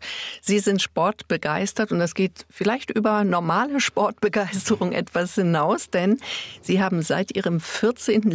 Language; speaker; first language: German; native; German